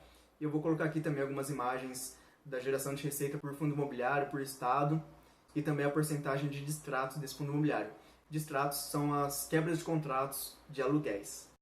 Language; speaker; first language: Portuguese; native; Portuguese